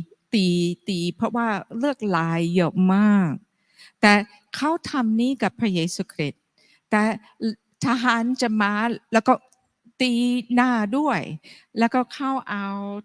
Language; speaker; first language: Thai; non-native, fluent; English